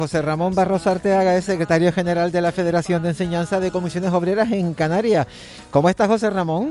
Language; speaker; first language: Spanish; native; Spanish